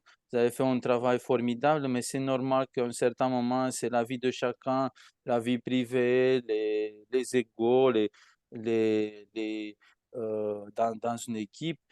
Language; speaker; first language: French; non-native, fluent; Romanian